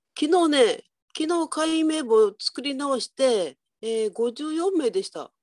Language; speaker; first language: Japanese; native; Japanese